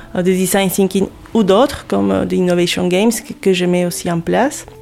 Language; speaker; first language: French; non-native, fluent; Spanish